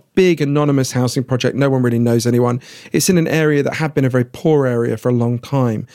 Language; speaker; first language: English; native; English